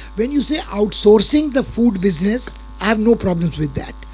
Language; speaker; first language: English; non-native, local second language; Hindi